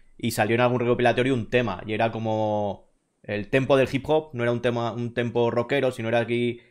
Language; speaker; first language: Spanish; native; Spanish